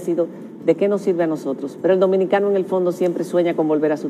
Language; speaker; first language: Spanish; native; Spanish